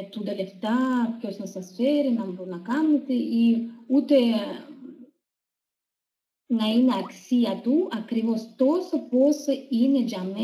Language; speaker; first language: Greek; non-native, fluent; Russian